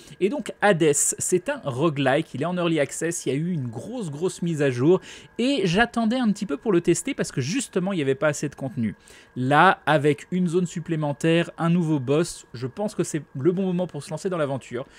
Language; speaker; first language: French; native; French